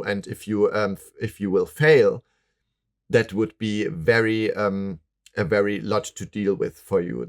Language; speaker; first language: English; non-native, fluent; German